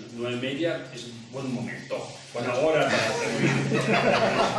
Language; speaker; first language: Spanish; non-native, learner; Tibetan